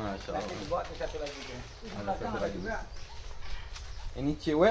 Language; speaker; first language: Indonesian; non-native, learner; Arabic